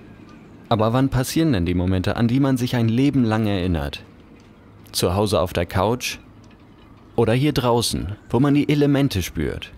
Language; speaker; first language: German; native; German